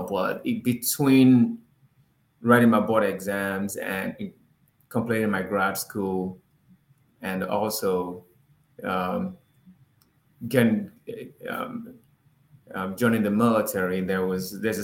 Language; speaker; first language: English; non-native, local second language; Yoruba